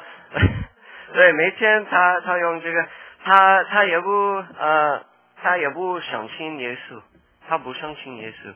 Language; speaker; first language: Chinese; non-native, learner; English